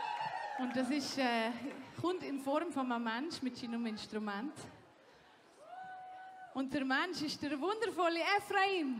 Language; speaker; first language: German; native; German